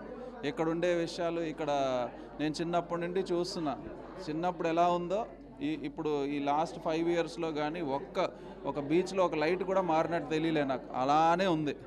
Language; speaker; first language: Telugu; native; Telugu